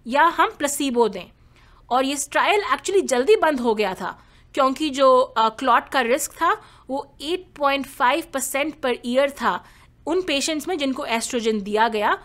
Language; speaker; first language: Hindi; native; Hindi